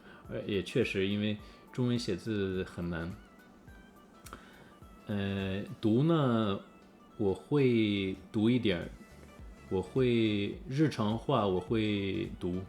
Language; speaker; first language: Chinese; early bilingual, heritage; English